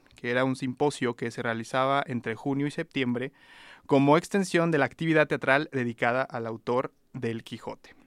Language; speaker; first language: Spanish; native; Spanish